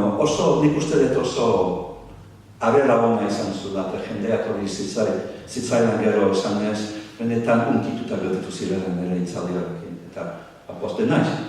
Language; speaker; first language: Basque; non-native, fluent; English